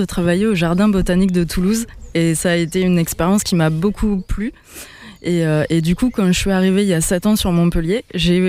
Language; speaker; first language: French; native; French